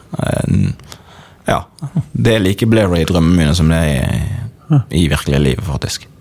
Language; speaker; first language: Norwegian; early bilingual, other home language; Swahili